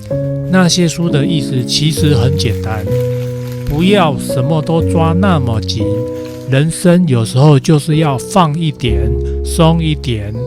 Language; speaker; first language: Chinese; native; Chinese